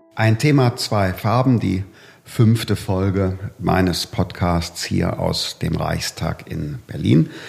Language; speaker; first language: German; native; German